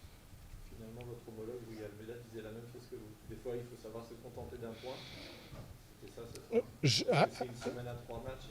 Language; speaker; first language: French; native; French